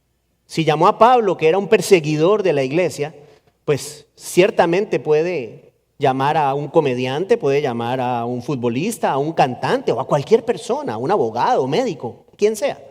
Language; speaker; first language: Spanish; native; Spanish